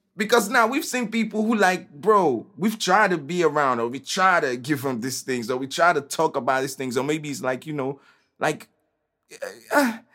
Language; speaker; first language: English; non-native, local second language; Igbo